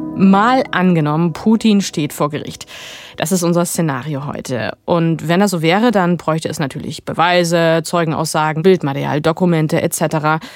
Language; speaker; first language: German; native; German